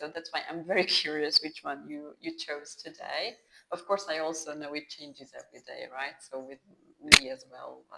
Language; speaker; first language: English; non-native, fluent; Hungarian